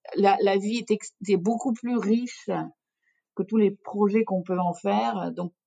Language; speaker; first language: French; non-native, fluent; Russian